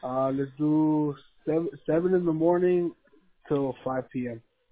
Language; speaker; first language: English; early bilingual, other home language; Spanish